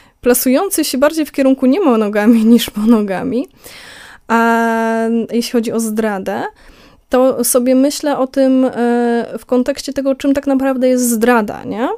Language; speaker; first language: Polish; native; Polish